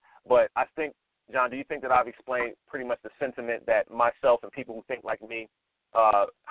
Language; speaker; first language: English; native; English